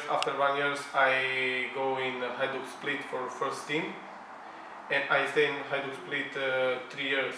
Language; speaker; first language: English; non-native, learner; Croatian